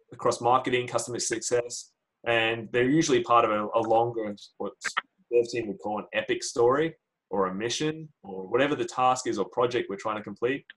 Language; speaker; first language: English; native; English